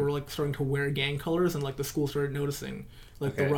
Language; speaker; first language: English; native; English